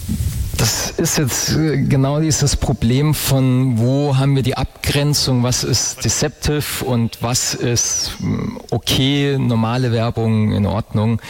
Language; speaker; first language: German; native; German